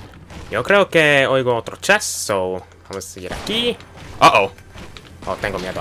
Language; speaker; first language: Spanish; early bilingual, heritage; Spanish